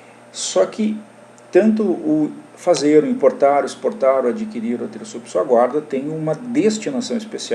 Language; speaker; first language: Portuguese; native; Portuguese